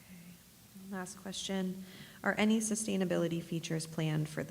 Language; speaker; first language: English; native; English